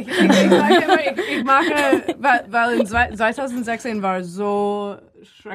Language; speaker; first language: German; non-native, learner; English